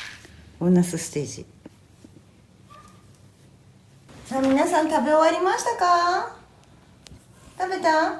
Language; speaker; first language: Japanese; native; Japanese